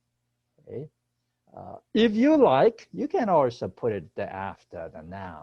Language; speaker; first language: English; non-native, fluent; Chinese